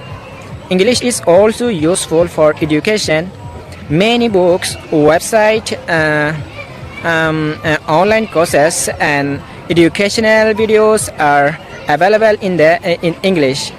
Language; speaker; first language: English; non-native, learner; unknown